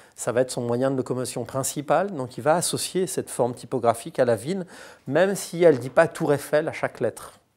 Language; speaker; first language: French; native; French